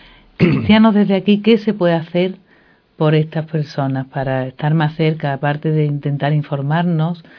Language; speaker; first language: Spanish; non-native, fluent; Polish